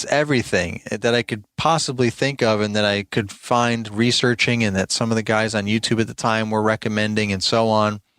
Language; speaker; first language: English; native; English